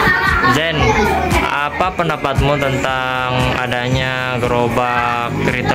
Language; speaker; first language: Indonesian; native; Indonesian